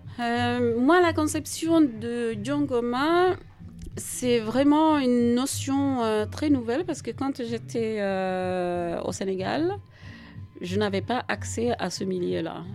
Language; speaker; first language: French; non-native, local second language; Jola-Fonyi